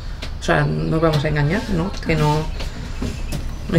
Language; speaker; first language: Spanish; native; Spanish